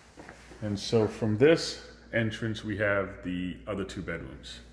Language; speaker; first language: English; native; English